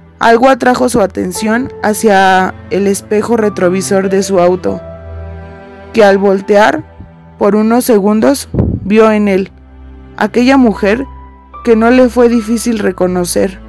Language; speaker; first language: Spanish; native; Spanish